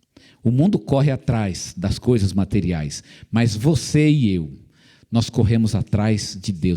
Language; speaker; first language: Portuguese; native; Portuguese